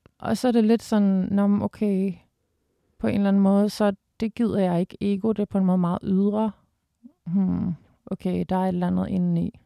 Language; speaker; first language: Danish; native; Danish